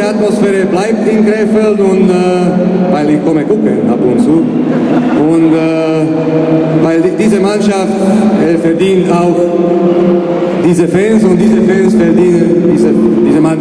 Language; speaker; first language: German; non-native, fluent; Slovak